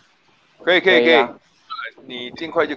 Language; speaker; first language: Chinese; native; Chinese